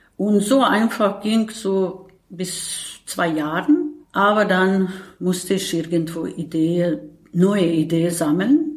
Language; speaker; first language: German; non-native, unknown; Bosnian